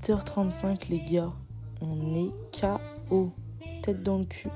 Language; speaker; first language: French; native; French